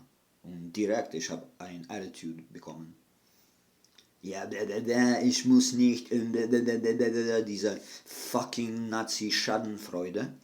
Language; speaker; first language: German; non-native, fluent; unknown